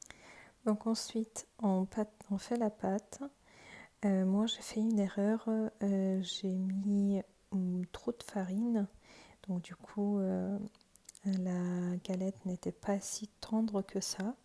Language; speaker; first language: French; non-native, fluent; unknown